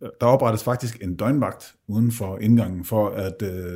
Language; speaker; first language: Danish; native; Danish